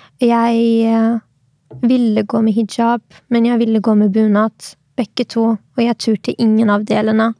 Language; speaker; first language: Norwegian; early bilingual, other home language; Arabic